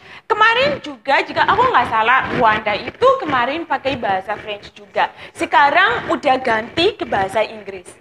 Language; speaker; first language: Indonesian; non-native, fluent; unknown